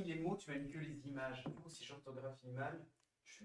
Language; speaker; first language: French; native; French